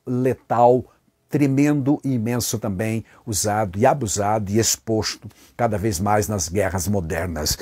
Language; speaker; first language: Portuguese; native; Portuguese